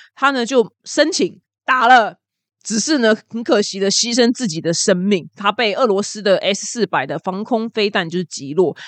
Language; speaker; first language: Chinese; native; Chinese